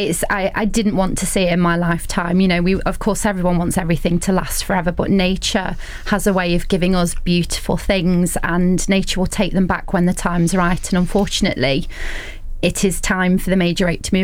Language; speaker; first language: English; native; English